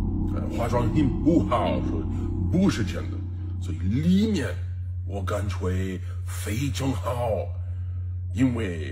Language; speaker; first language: Chinese; non-native, learner; English